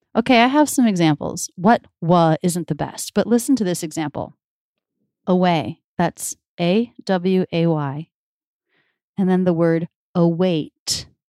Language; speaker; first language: English; native; English